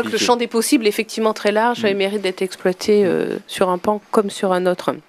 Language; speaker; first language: French; native; French